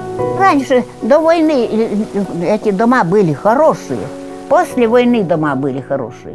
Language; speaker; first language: Russian; non-native, local second language; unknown